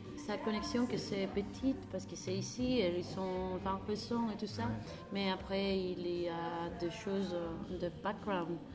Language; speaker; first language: French; non-native, learner; Spanish